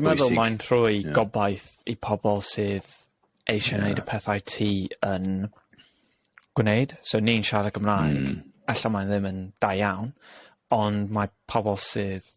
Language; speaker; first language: Welsh; non-native, local second language; English